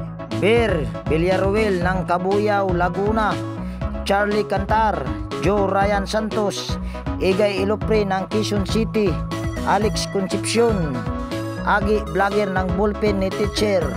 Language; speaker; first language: Filipino; native; Filipino